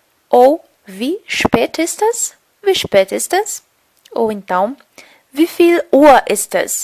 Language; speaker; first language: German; non-native, fluent; Portuguese